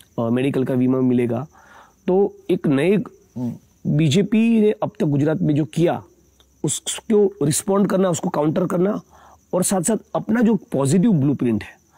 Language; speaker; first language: Hindi; non-native, local second language; Gujarati